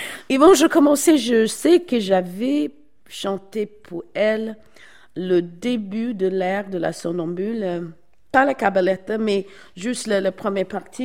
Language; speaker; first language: French; non-native, fluent; English